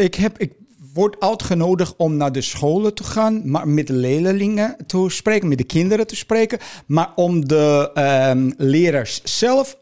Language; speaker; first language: Dutch; non-native, fluent; Portuguese